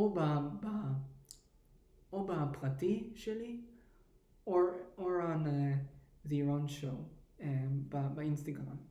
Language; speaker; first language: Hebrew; early bilingual, heritage; English